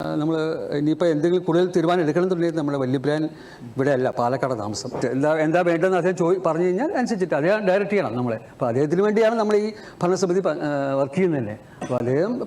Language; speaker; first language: Malayalam; native; Malayalam